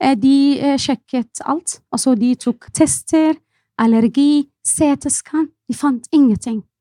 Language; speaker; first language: Norwegian; non-native, fluent; Arabic